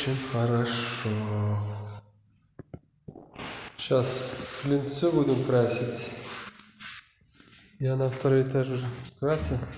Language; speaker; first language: Russian; non-native, learner; Uzbek